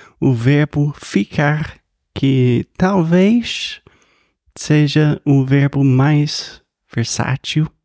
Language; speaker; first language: Portuguese; non-native, fluent; English